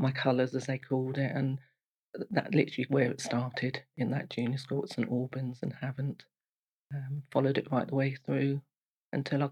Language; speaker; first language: English; native; English